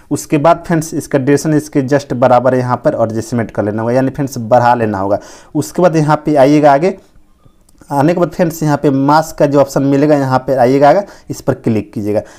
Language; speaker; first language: Hindi; native; Hindi